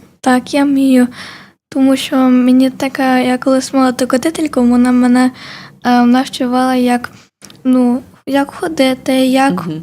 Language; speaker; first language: Ukrainian; early bilingual, heritage; Ukrainian